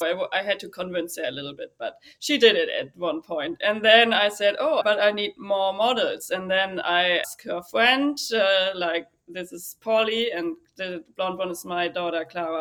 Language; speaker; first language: English; non-native, fluent; German